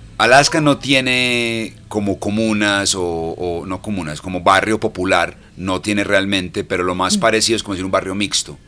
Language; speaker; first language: Spanish; early bilingual, heritage; English